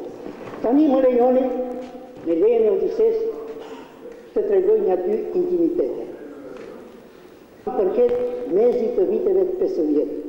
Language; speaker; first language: Albanian; native; Albanian